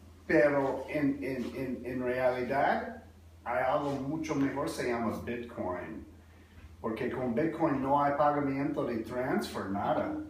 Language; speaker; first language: Spanish; non-native, learner; English